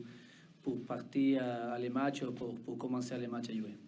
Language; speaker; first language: French; non-native, learner; Spanish